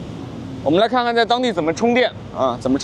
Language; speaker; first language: Chinese; native; Chinese